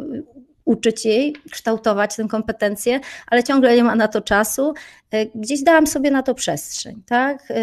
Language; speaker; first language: Polish; native; Polish